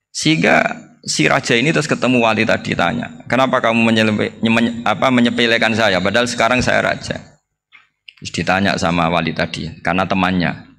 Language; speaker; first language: Indonesian; non-native, local second language; Javanese